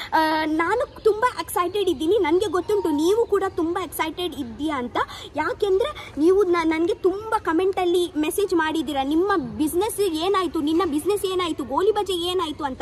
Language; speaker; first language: Kannada; non-native, local second language; Tulu